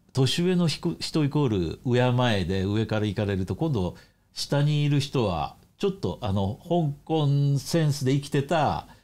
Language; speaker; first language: Japanese; native; Japanese